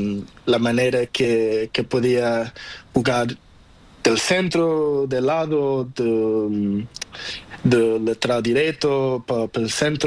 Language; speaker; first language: Spanish; non-native, learner; Portuguese